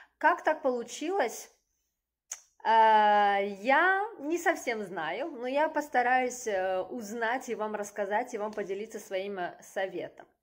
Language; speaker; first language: Russian; native; Russian